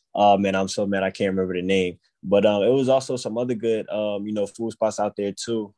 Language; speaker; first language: English; native; English